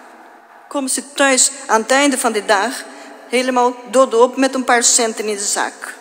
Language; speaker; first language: Dutch; non-native, fluent; Portuguese